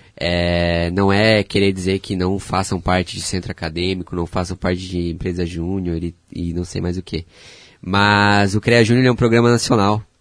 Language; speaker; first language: Portuguese; native; Portuguese